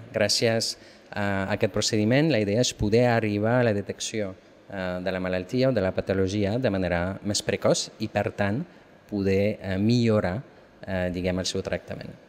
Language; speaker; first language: Catalan; non-native, fluent; French